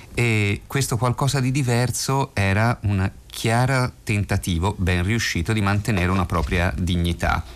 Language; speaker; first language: Italian; native; Italian